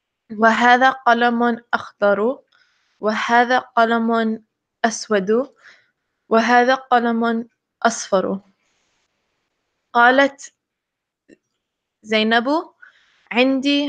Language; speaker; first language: Arabic; non-native, learner; English